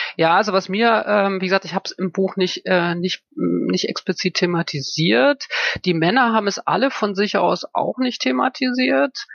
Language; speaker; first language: German; native; German